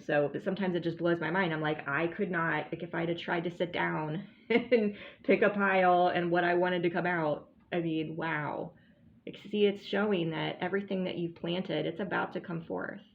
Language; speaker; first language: English; native; English